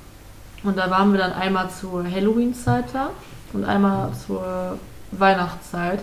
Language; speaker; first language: German; native; German